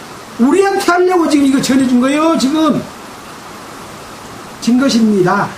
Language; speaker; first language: Korean; native; Korean